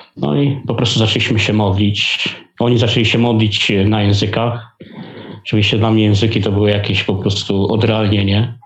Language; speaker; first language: Polish; native; Polish